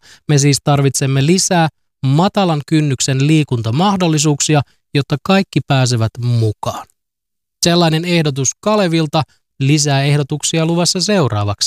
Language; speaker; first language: Finnish; native; Finnish